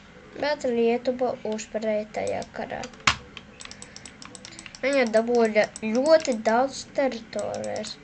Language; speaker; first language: Latvian; non-native, local second language; Russian